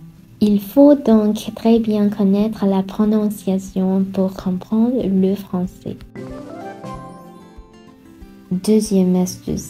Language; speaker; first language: French; non-native, fluent; Sinhala